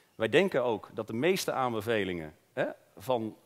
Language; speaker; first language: Dutch; native; Dutch